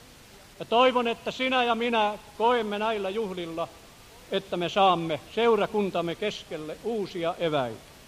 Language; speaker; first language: Finnish; native; Finnish